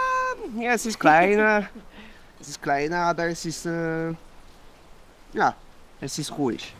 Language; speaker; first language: German; non-native, learner; French